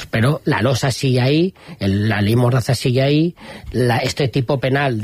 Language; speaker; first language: Spanish; native; Spanish